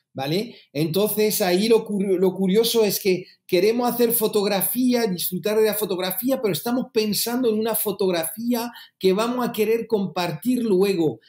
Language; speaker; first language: Spanish; early bilingual, heritage; French